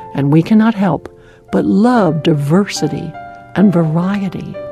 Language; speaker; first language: English; native; English